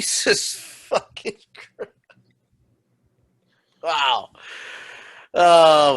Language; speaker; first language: English; native; English